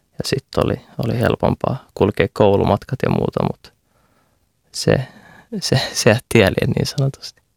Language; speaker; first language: Finnish; early bilingual, other home language; Arabic